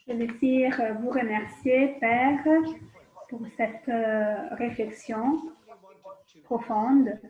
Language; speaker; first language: French; non-native, fluent; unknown